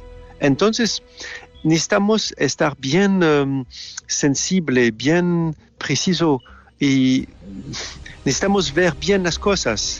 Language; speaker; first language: Spanish; non-native, fluent; French